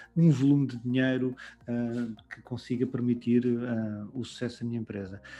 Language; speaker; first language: Portuguese; native; Portuguese